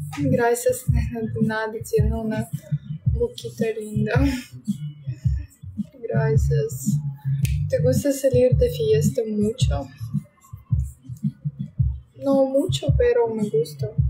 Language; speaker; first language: Spanish; non-native, learner; Russian